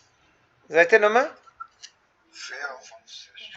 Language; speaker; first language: German; non-native, fluent; Hindi